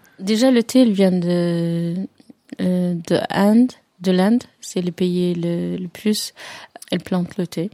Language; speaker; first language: French; non-native, fluent; Arabic